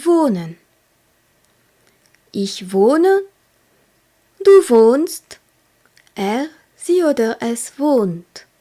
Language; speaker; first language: German; non-native, fluent; French